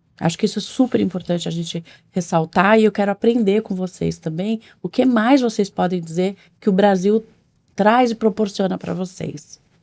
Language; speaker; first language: Portuguese; native; Portuguese